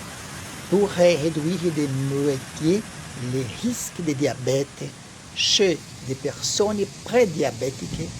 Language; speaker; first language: French; non-native, learner; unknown